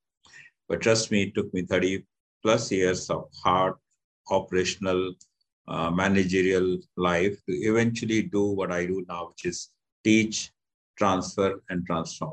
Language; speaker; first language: English; non-native, local second language; Hindi